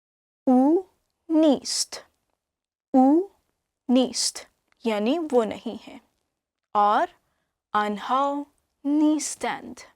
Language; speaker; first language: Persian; non-native, fluent; Urdu